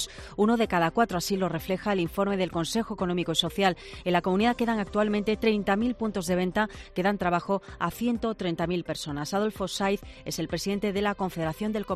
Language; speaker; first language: Spanish; native; Spanish